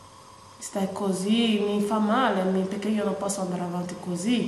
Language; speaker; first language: Italian; non-native, learner; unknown